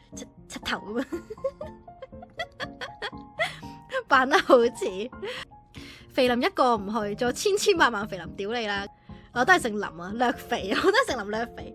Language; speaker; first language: Cantonese; native; Cantonese